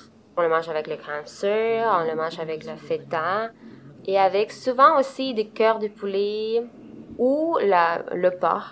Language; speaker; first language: French; non-native, fluent; Romanian